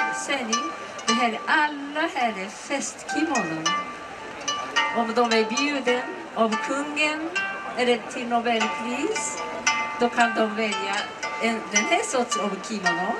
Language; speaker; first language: Swedish; non-native, learner; Japanese